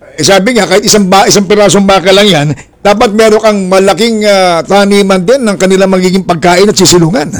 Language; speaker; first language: Filipino; native; Filipino